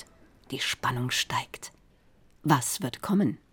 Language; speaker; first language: German; native; German